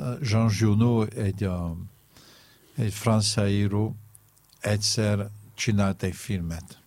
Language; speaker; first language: Hungarian; non-native, fluent; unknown